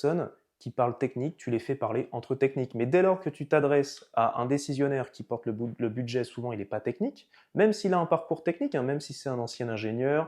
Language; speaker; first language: French; native; French